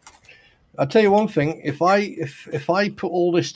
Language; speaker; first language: English; native; English